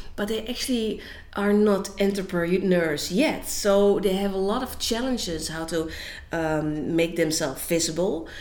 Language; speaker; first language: English; non-native, fluent; Dutch